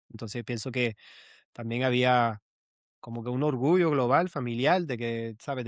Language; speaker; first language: Spanish; early bilingual, heritage; Spanish